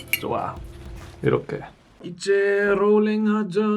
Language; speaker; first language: Korean; non-native, learner; German